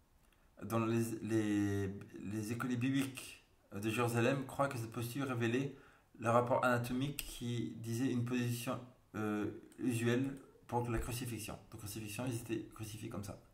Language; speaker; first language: French; native; French